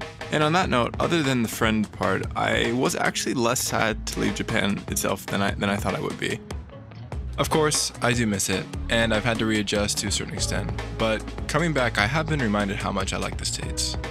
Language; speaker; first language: English; native; English